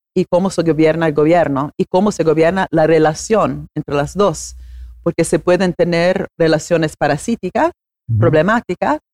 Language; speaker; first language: Spanish; non-native, fluent; Italian